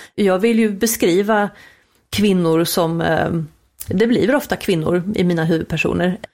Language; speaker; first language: Swedish; native; Swedish